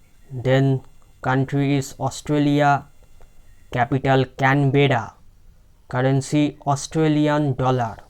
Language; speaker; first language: English; non-native, local second language; Bangla